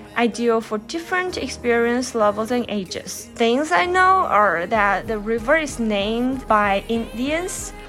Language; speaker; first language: English; non-native, fluent; Chinese